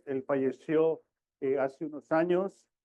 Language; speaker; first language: Spanish; early bilingual, heritage; Spanish